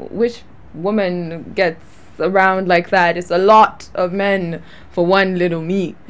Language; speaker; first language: English; non-native, local second language; Ganda